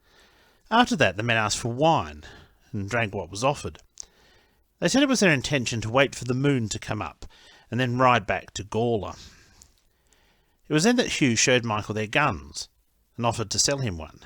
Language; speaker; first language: English; native; English